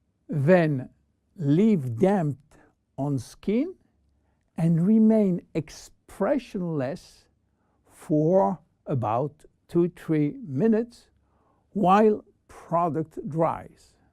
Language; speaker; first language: English; non-native, fluent; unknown